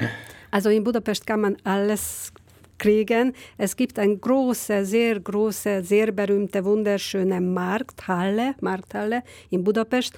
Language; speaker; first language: German; non-native, fluent; Hungarian